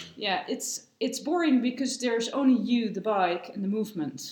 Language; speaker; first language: English; non-native, fluent; Dutch